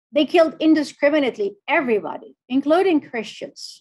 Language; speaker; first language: English; non-native, fluent; Arabic